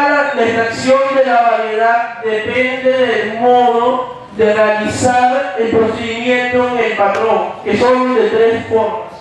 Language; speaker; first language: Spanish; native; Spanish